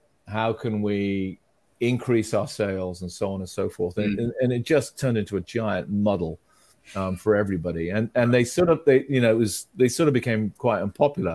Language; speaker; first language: English; native; English